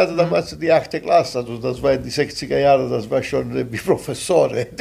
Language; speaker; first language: German; non-native, fluent; Italian